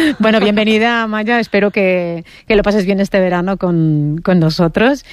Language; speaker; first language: Spanish; native; Spanish